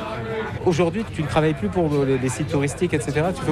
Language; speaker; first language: French; native; French